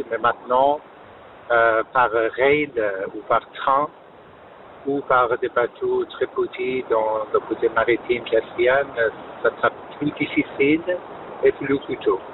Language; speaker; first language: French; non-native, fluent; Persian